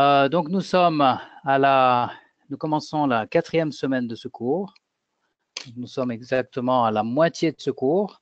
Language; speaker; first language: French; native; French